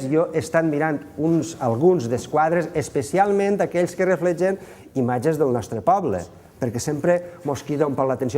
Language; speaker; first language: Catalan; native; Catalan